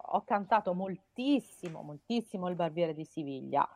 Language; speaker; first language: Italian; native; Italian